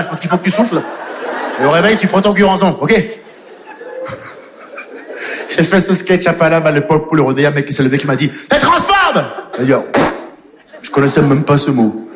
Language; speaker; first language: French; native; French